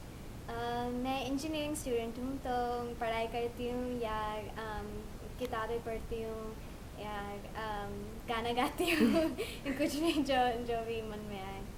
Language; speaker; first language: Hindi; early bilingual, heritage; Hindi